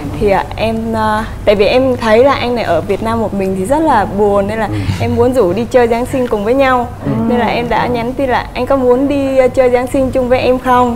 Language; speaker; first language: Vietnamese; native; Vietnamese